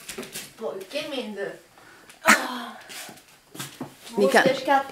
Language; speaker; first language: Swedish; early bilingual, other home language; Latvian